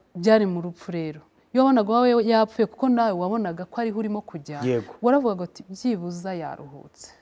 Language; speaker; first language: Kinyarwanda; native; Kinyarwanda